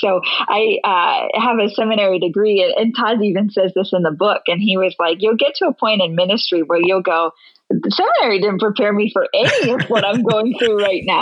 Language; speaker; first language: English; native; English